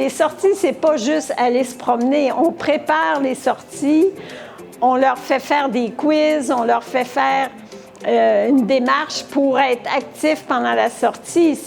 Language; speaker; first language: French; native; French